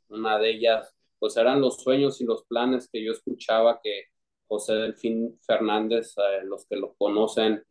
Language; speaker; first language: Spanish; native; Spanish